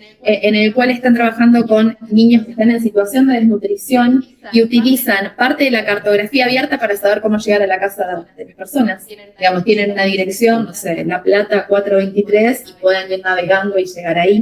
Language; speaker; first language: Spanish; native; Spanish